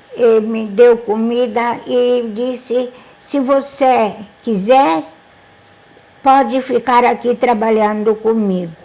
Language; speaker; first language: Portuguese; non-native, fluent; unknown